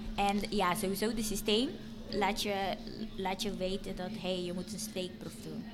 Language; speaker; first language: Dutch; non-native, fluent; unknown